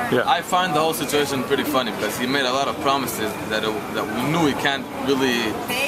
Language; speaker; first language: English; non-native, fluent; Hebrew